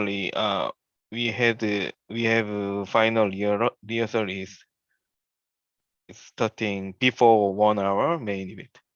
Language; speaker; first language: English; non-native, learner; Korean